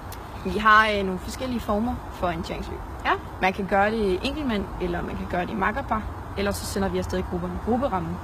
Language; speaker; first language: Danish; native; Danish